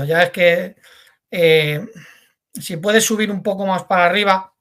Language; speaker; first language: Spanish; native; Spanish